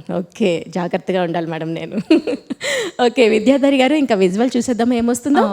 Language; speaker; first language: Telugu; native; Telugu